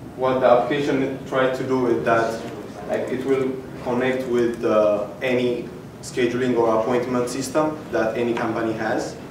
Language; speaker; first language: English; non-native, fluent; Amharic